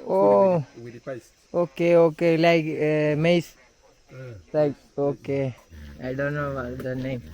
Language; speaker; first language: English; non-native, learner; Malayalam